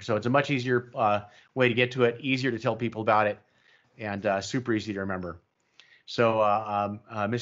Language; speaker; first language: English; native; English